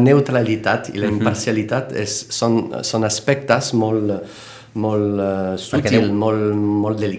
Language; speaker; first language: Catalan; non-native, fluent; French